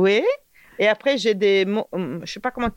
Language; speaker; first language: French; non-native, fluent; Italian